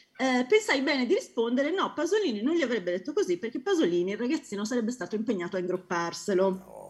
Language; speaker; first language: Italian; native; Italian